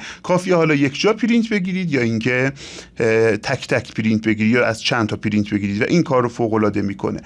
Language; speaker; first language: Persian; native; Persian